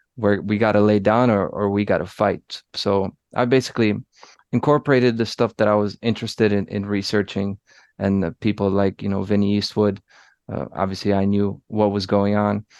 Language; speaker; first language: English; early bilingual, other home language; Polish